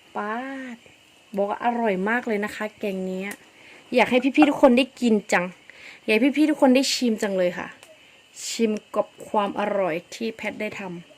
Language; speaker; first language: Thai; non-native, local second language; Karen languages